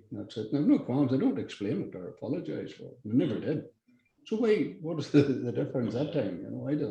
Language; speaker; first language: English; native; English